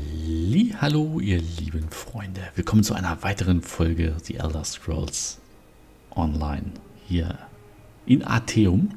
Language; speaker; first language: German; native; German